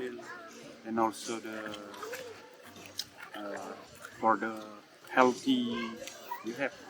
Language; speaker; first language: English; non-native, learner; Indonesian